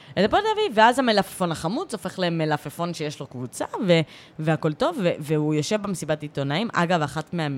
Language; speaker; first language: Hebrew; native; Hebrew